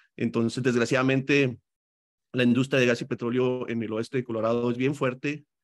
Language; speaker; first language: Spanish; native; Spanish